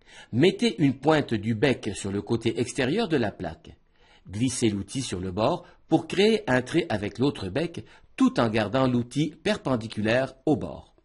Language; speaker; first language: French; native; French